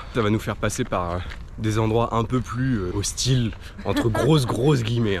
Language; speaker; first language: French; native; French